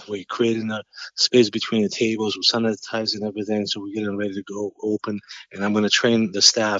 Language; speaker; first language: English; non-native, fluent; Albanian